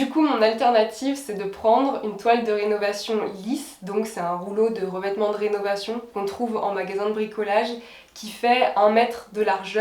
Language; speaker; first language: French; native; French